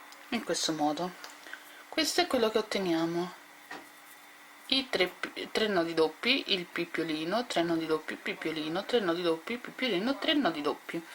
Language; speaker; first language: Italian; native; Italian